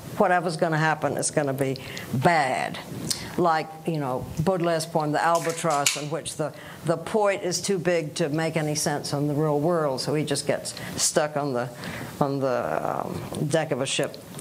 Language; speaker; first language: English; native; English